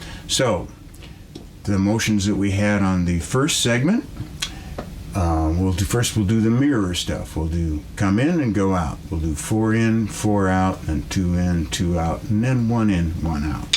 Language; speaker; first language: English; native; English